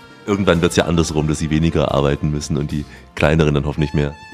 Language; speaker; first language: German; native; German